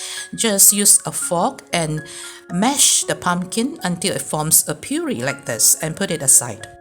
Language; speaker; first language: English; native; English